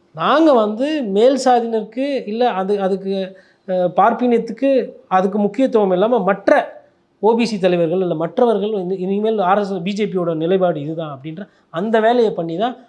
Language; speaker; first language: Tamil; native; Tamil